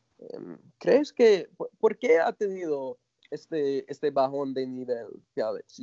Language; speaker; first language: Spanish; non-native, fluent; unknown